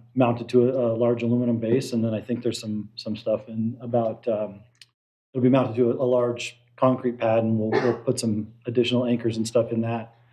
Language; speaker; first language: English; native; English